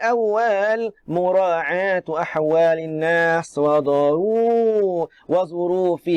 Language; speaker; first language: Arabic; non-native, fluent; Malay